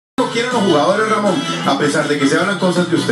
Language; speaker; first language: Spanish; native; Spanish